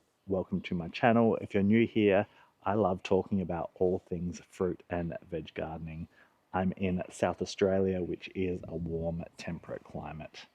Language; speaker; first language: English; native; English